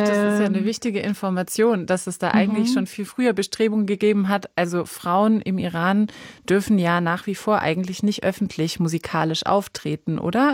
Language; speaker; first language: German; native; German